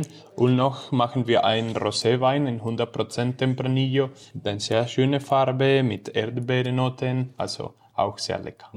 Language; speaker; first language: German; non-native, learner; Spanish